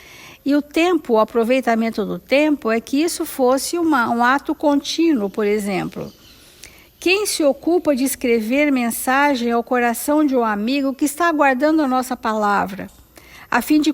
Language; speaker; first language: Portuguese; native; Portuguese